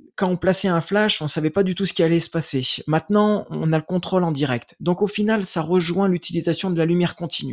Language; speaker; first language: French; native; French